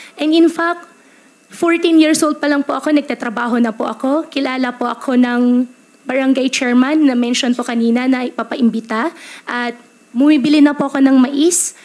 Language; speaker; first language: Filipino; native; Filipino